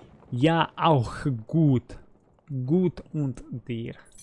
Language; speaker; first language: German; non-native, learner; Bosnian